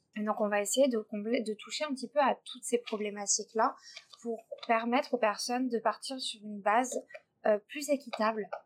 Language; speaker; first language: French; native; French